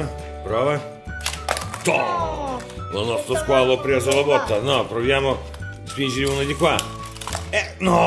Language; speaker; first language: Italian; non-native, fluent; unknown